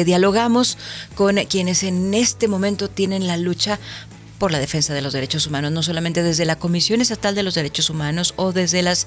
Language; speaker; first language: Spanish; native; Spanish